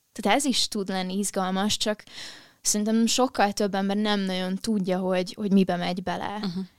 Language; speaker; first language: Hungarian; early bilingual, heritage; Hungarian